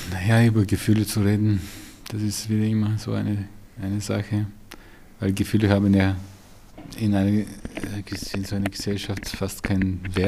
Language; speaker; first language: German; non-native, fluent; Bulgarian